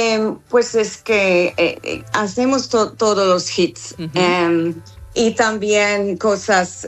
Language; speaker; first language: Spanish; non-native, fluent; English